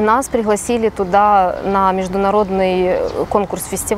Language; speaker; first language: Russian; native; Russian